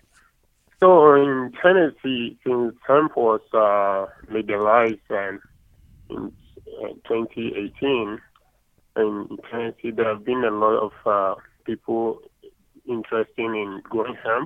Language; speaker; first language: English; non-native, local second language; Yoruba